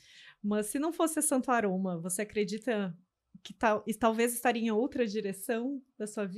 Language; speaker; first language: Portuguese; native; Portuguese